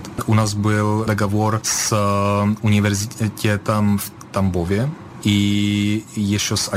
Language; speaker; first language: Russian; non-native, fluent; Czech